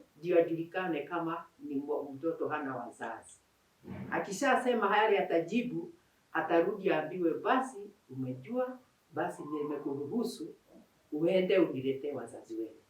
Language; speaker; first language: Swahili; non-native, local second language; Kikuyu